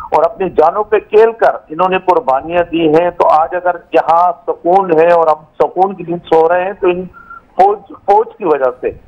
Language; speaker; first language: Urdu; non-native, local second language; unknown